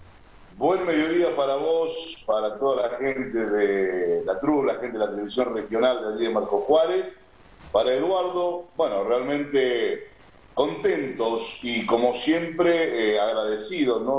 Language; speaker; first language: Spanish; native; Spanish